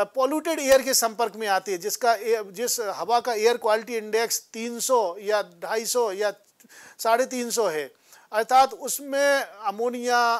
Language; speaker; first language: Hindi; native; Hindi